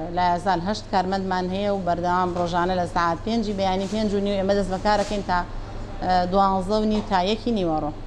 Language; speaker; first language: Central Kurdish; native; Central Kurdish